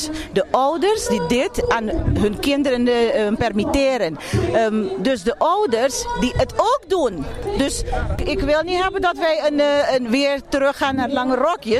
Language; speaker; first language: Dutch; non-native, local second language; Papiamento